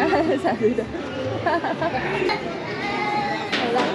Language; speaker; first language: Spanish; non-native, learner; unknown